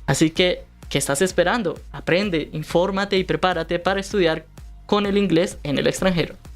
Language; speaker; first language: Spanish; native; Spanish